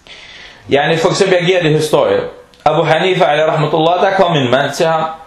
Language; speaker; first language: Danish; early bilingual, other home language; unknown